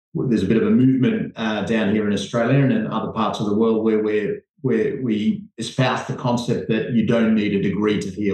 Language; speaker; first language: English; native; English